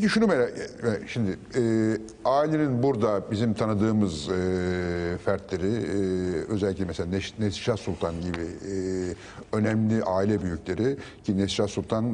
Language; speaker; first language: Turkish; native; Turkish